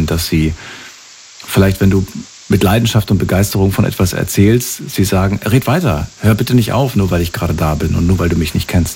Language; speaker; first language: German; native; German